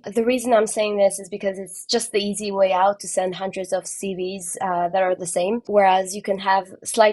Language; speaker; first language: English; non-native, fluent; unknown